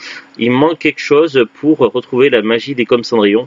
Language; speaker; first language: French; native; French